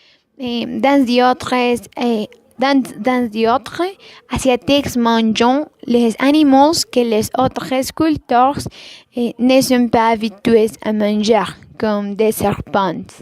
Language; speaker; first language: French; non-native, learner; Spanish